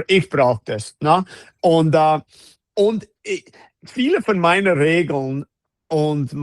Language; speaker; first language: German; non-native, fluent; English